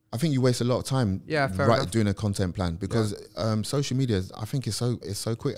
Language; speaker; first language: English; native; English